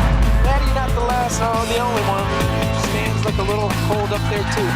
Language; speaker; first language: English; native; English